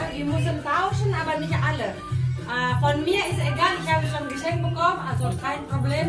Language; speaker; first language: German; non-native, learner; Arabic